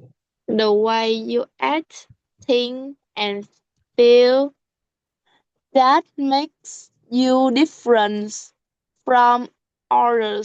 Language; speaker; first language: English; non-native, learner; Vietnamese